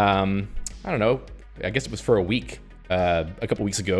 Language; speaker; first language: English; native; English